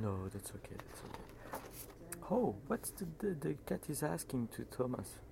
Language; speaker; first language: English; non-native, fluent; French